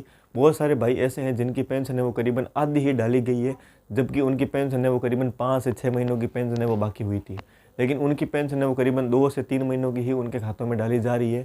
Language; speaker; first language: Hindi; non-native, local second language; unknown